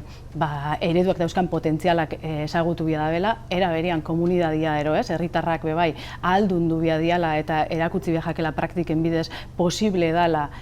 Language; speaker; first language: Basque; native; Basque